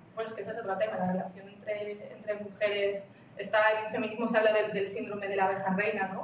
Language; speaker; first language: Spanish; native; Spanish